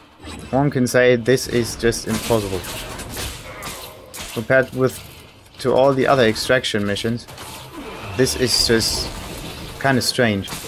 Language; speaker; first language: English; non-native, fluent; German